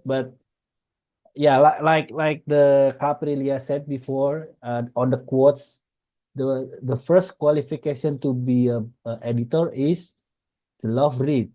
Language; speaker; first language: English; non-native, fluent; Indonesian